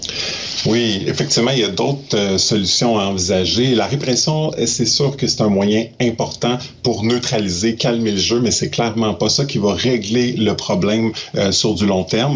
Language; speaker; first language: French; native; French